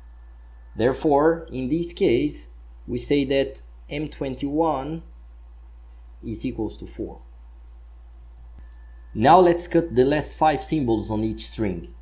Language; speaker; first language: English; non-native, fluent; Portuguese